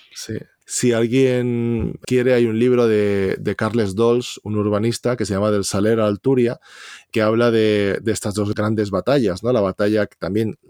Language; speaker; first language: Spanish; native; Spanish